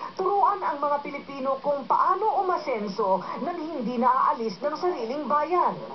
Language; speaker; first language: Filipino; native; Filipino